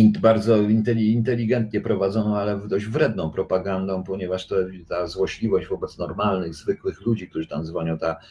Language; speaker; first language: Polish; native; Polish